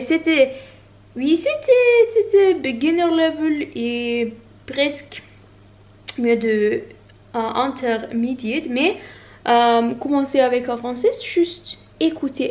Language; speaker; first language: French; non-native, learner; Norwegian